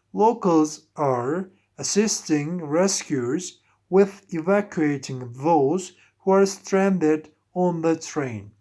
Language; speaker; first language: English; non-native, fluent; Turkish